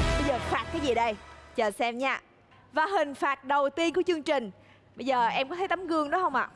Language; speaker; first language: Vietnamese; native; Vietnamese